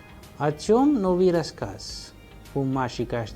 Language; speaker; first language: Russian; non-native, fluent; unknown